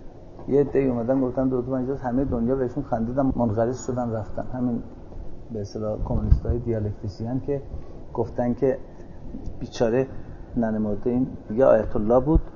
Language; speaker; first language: Persian; native; Persian